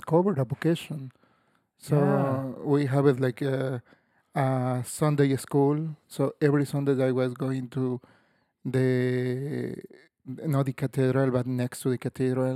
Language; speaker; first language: English; non-native, learner; Spanish